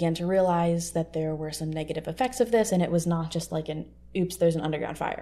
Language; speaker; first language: English; native; English